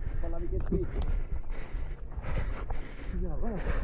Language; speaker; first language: Swedish; native; Swedish